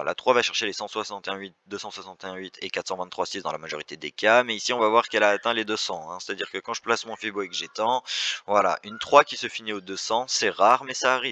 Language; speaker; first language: French; native; French